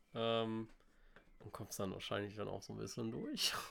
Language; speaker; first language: German; native; German